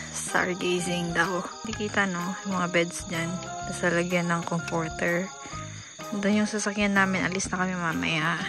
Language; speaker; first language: Filipino; native; Filipino